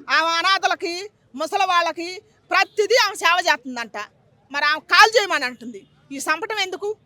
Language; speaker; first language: Telugu; native; Telugu